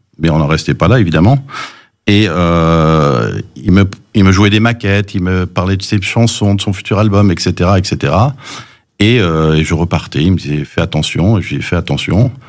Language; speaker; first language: French; early bilingual, other home language; English